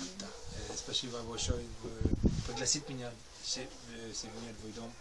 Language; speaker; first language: Russian; non-native, learner; English